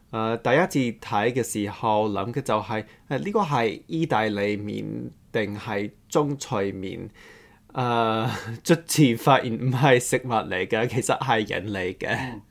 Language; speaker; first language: Cantonese; non-native, fluent; English